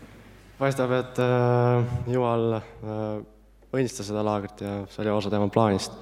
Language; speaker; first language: Estonian; non-native, learner; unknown